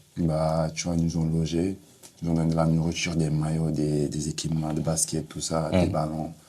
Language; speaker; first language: French; non-native, local second language; Wolof